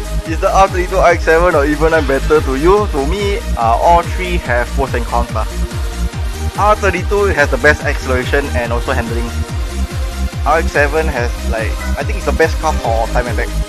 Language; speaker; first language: English; non-native, local second language; Malay